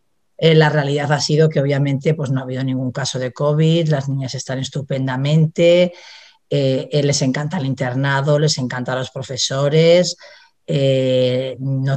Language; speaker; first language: Spanish; native; Spanish